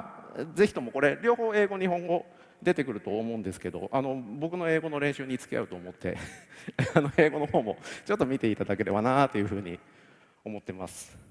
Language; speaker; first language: Japanese; native; Japanese